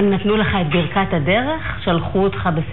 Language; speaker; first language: Hebrew; native; Hebrew